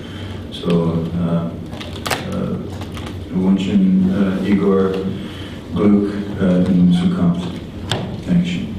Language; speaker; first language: German; non-native, learner; English